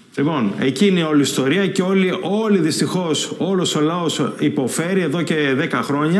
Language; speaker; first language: Greek; native; Greek